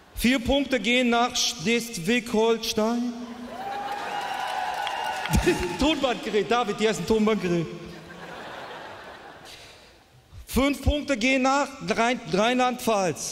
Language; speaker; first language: German; native; German